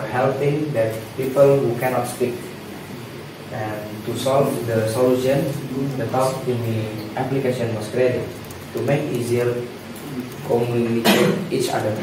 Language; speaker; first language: English; non-native, learner; Indonesian